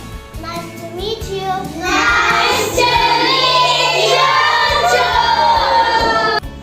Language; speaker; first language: English; non-native, learner; Arabic